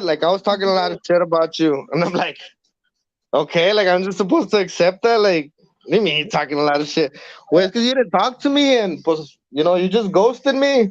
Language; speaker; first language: English; early bilingual, other home language; Spanish